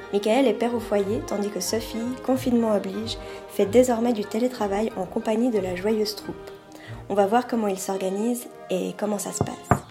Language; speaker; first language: French; native; French